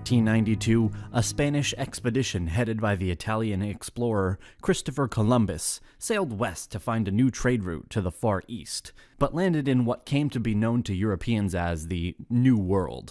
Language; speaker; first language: English; non-native, fluent; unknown